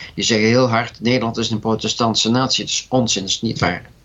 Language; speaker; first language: Dutch; native; Dutch